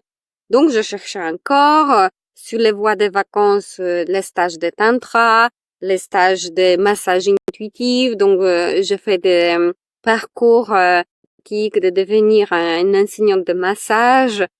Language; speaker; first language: French; non-native, fluent; Polish